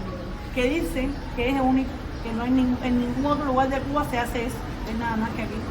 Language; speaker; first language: Spanish; native; Spanish